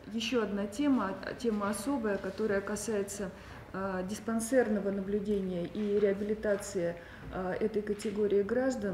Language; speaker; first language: Russian; native; Russian